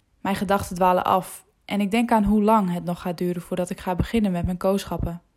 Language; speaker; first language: Dutch; non-native, local second language; Western Frisian